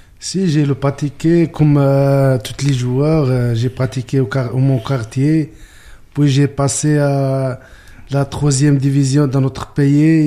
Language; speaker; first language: French; non-native, learner; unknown